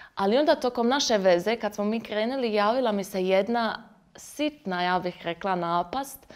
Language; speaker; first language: Croatian; native; Croatian